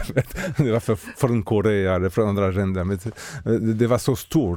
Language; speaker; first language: Swedish; non-native, fluent; French